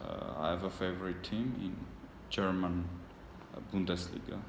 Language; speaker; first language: English; non-native, learner; Armenian